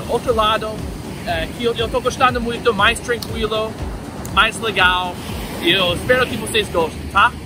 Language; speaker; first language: Portuguese; non-native, fluent; English